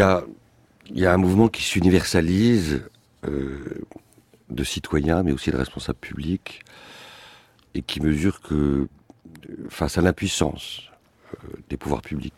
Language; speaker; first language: French; native; French